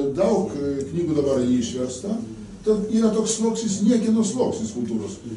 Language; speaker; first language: Lithuanian; non-native, local second language; Polish